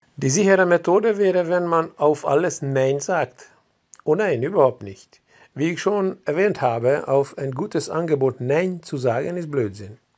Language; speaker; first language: German; non-native, fluent; Hungarian